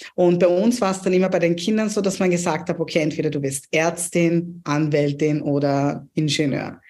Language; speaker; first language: German; non-native, fluent; Urdu